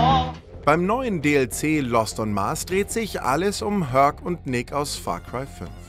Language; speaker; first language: German; native; German